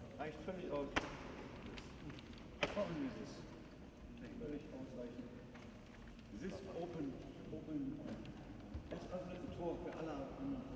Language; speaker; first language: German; non-native, learner; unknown